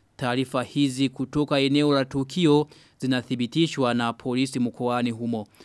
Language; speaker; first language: Swahili; non-native, local second language; Rundi